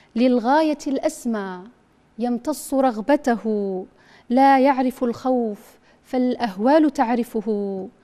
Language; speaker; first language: Arabic; native; Arabic